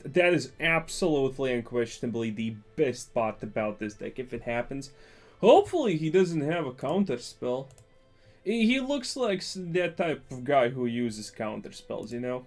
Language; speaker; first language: English; non-native, fluent; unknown